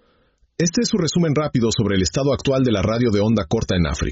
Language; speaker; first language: Spanish; native; Spanish